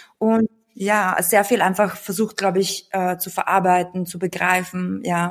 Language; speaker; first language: German; early bilingual, other home language; Bulgarian